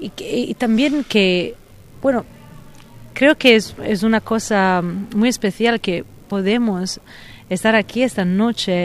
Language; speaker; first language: Spanish; non-native, fluent; Italian